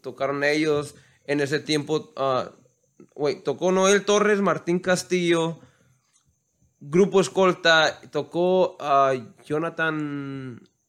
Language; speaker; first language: Spanish; early bilingual, heritage; Spanish